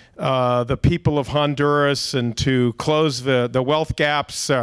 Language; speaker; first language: English; native; English